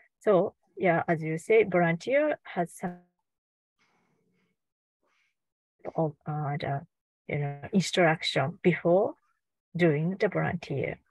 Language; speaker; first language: English; non-native, learner; Japanese